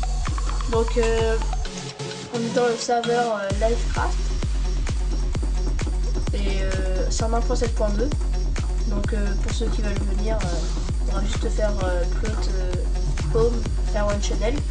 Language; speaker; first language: French; native; French